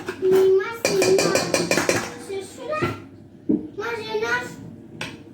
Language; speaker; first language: French; native; French